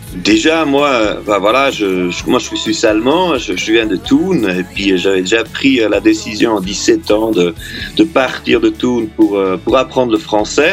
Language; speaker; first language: French; non-native, local second language; German